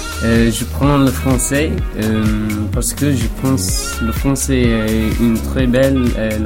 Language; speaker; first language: French; non-native, learner; English